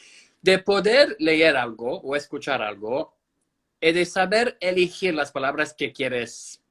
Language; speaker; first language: Spanish; non-native, fluent; English